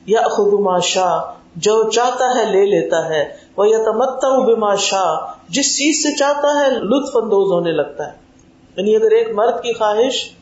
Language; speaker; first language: Urdu; native; Urdu